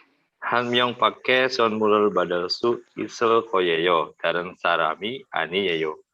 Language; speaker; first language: Korean; non-native, learner; Indonesian